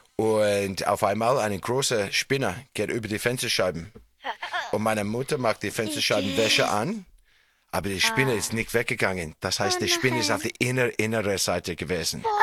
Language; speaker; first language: German; non-native, fluent; English